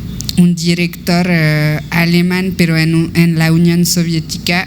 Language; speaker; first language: Spanish; non-native, fluent; French